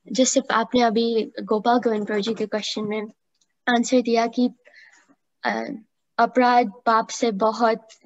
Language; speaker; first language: Hindi; native; Hindi